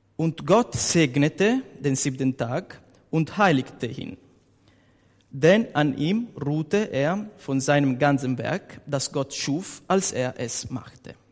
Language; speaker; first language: German; non-native, learner; Italian